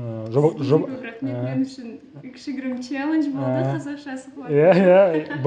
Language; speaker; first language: Kazakh; non-native, local second language; Russian